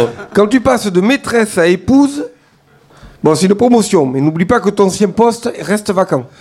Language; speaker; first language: French; native; French